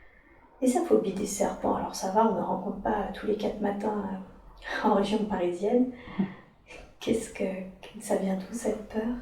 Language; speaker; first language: French; native; French